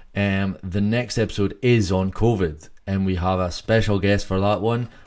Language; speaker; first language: English; native; English